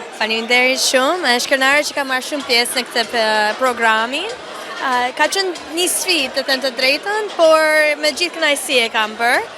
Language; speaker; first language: Albanian; early bilingual, heritage; Albanian